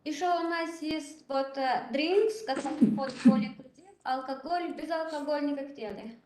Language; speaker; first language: Russian; non-native, learner; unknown